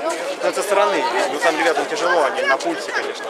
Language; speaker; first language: Russian; native; Russian